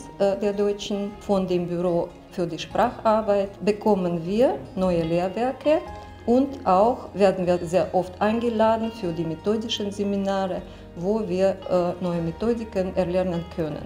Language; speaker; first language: German; non-native, fluent; Russian